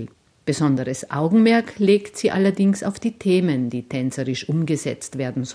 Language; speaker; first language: German; native; German